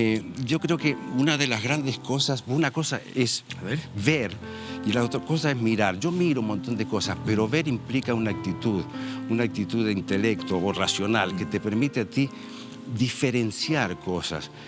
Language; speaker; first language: Spanish; native; Spanish